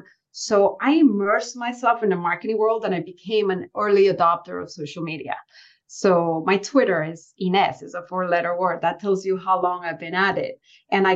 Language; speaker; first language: English; early bilingual, other home language; Spanish